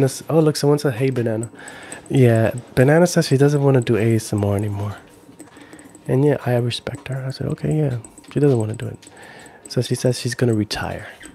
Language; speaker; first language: English; native; English